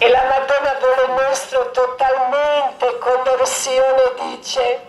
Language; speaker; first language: Italian; non-native, learner; Croatian